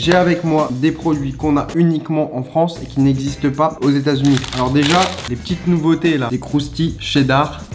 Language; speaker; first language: French; native; French